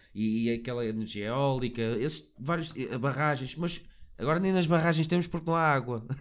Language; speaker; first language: Portuguese; native; Portuguese